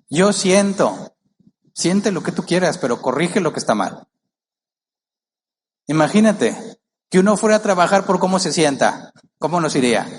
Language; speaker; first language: Spanish; native; Spanish